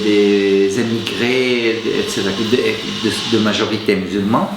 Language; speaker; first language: French; non-native, fluent; Arabic